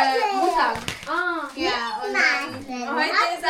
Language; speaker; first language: German; non-native, learner; Cebuano